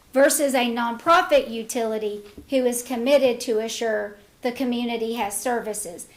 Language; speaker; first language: English; native; English